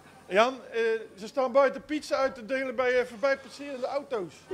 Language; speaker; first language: Dutch; native; Dutch